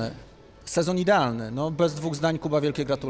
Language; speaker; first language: Polish; native; Polish